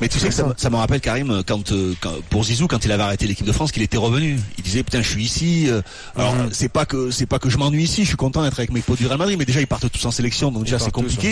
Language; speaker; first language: French; native; French